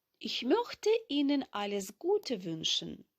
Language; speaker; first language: German; non-native, fluent; Ukrainian